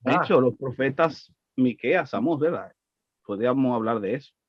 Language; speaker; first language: Spanish; native; Spanish